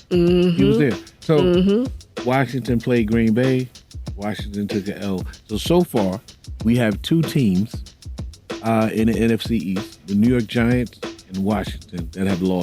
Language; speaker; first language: English; native; English